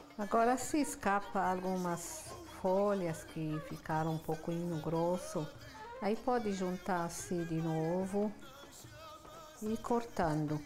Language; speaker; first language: Portuguese; non-native, fluent; Arabic